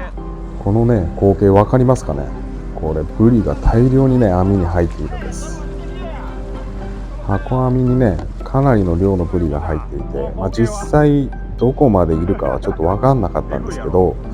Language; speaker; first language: Japanese; native; Japanese